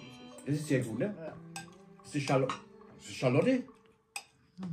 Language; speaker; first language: German; native; German